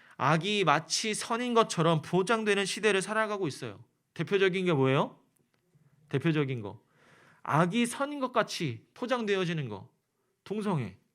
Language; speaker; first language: Korean; native; Korean